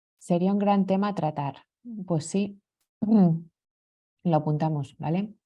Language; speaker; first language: Spanish; native; Spanish